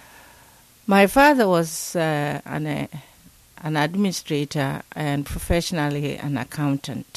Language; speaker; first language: English; non-native, local second language; Akan